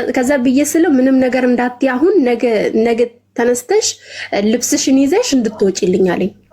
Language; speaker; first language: Amharic; native; Amharic